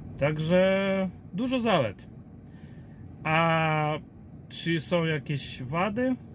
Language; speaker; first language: Polish; native; Polish